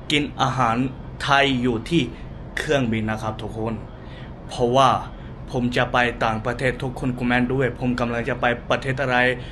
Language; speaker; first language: Thai; non-native, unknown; Punjabi